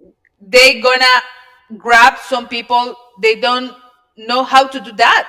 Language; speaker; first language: English; non-native, learner; Spanish